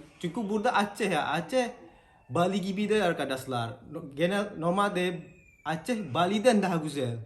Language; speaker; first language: Turkish; non-native, learner; Indonesian